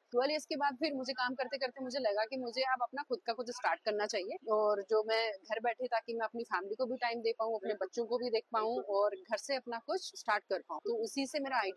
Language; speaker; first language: Hindi; native; Hindi